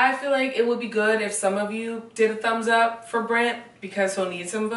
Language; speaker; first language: English; native; English